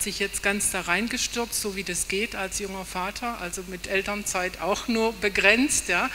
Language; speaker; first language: German; native; German